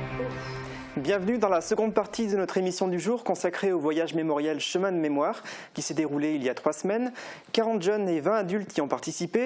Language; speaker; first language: French; native; French